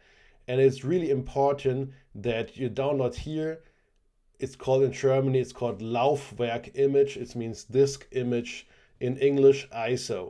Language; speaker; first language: English; non-native, fluent; German